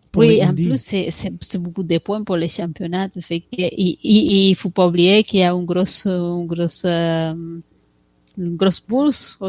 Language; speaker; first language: French; non-native, fluent; Spanish